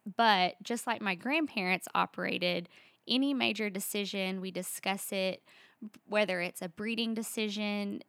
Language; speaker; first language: English; native; English